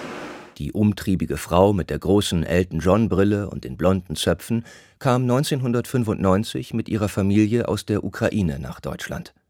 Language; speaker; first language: German; native; German